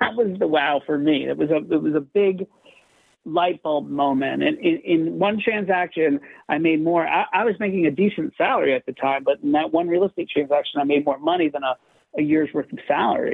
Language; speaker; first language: English; native; English